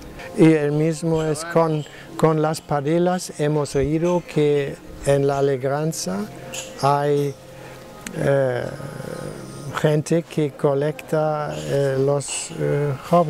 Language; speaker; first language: Spanish; non-native, learner; German